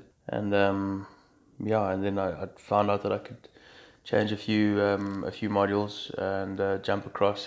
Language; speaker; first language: English; native; English